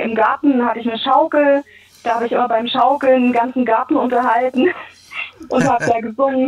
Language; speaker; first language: German; native; German